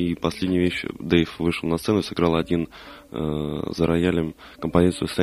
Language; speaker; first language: Russian; native; Russian